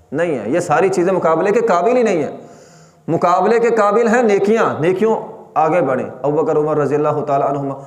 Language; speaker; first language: Urdu; native; Urdu